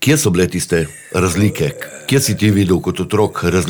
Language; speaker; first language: Slovenian; native; Slovenian